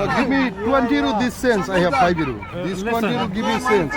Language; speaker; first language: English; non-native, learner; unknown